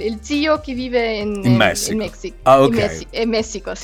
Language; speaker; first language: Italian; non-native, learner; Spanish